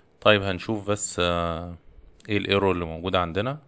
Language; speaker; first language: Arabic; native; Arabic